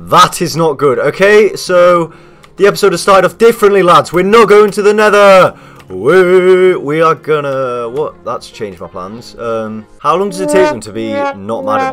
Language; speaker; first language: English; native; English